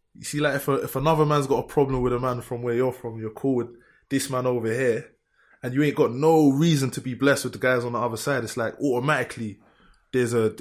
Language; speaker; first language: English; native; English